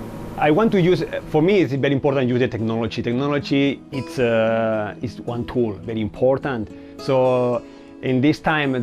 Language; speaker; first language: English; non-native, learner; Spanish